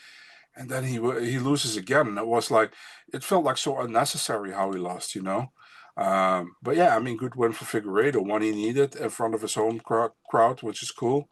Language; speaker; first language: English; non-native, fluent; Dutch